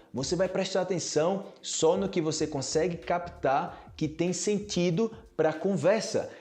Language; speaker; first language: Portuguese; native; Portuguese